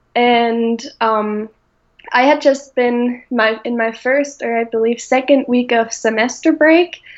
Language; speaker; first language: English; non-native, fluent; German